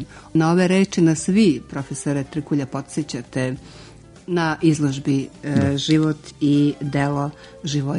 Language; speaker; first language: Serbian; native; Serbian